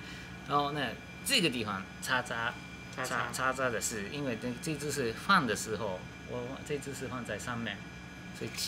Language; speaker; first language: Chinese; non-native, learner; Japanese